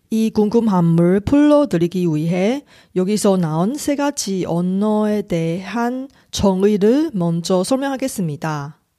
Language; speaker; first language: Korean; non-native, fluent; Chinese